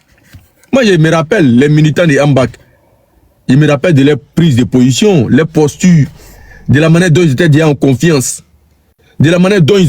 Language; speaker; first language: French; native; French